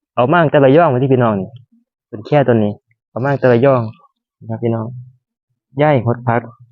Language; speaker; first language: Thai; native; Thai